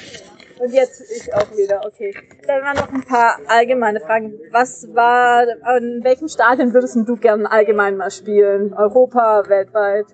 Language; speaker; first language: German; native; German